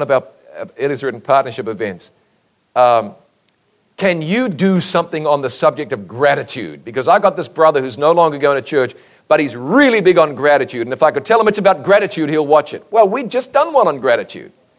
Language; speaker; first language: English; native; English